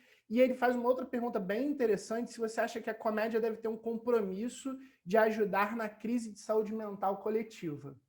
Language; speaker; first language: Portuguese; native; Portuguese